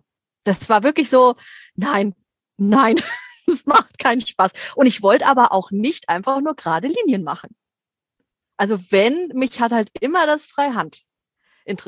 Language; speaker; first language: German; native; German